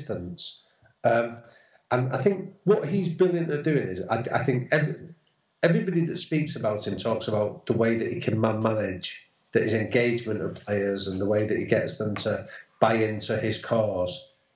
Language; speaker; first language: English; native; English